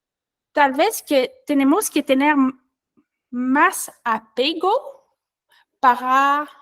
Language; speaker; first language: Spanish; non-native, learner; French